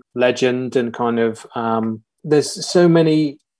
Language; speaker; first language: English; native; English